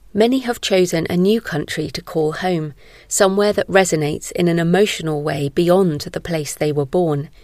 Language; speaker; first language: English; native; English